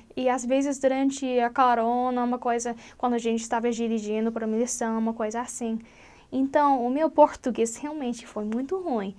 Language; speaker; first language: Portuguese; non-native, learner; English